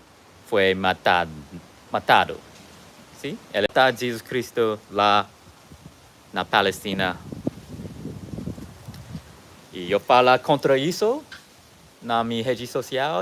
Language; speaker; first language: Portuguese; non-native, learner; English